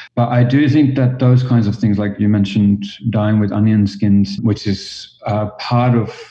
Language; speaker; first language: English; non-native, fluent; Finnish